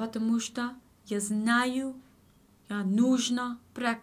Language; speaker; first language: Russian; non-native, learner; English